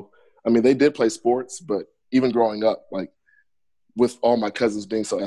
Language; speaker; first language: English; native; English